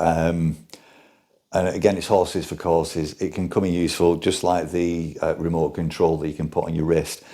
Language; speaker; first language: English; native; English